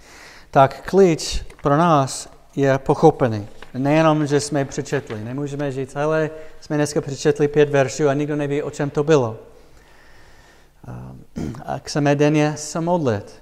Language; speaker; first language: Czech; non-native, fluent; English